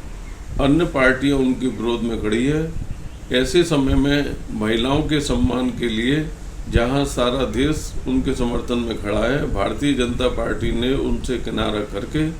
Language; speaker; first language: Hindi; native; Hindi